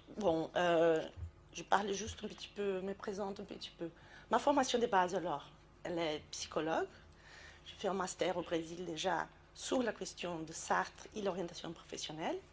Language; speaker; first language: French; non-native, fluent; Portuguese